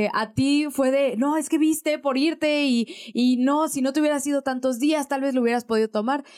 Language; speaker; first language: Spanish; native; Spanish